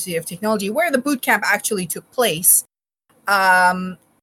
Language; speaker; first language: English; non-native, local second language; Bangla